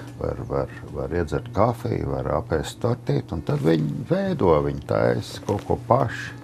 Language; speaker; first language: Latvian; native; Latvian